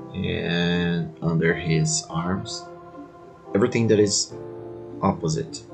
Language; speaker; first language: English; non-native, fluent; Portuguese